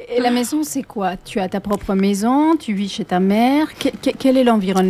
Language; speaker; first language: French; native; French